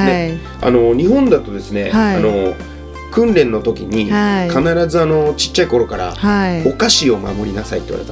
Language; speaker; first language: Japanese; native; Japanese